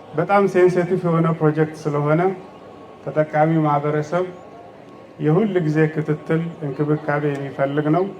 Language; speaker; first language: Amharic; non-native, local second language; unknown